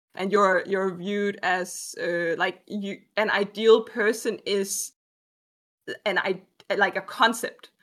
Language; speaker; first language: English; non-native, fluent; Danish